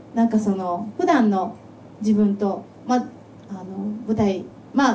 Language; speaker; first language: Japanese; native; Japanese